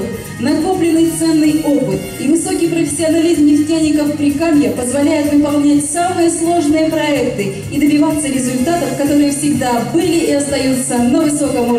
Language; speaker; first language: Russian; native; Russian